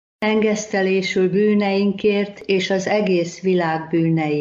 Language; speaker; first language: Hungarian; native; Hungarian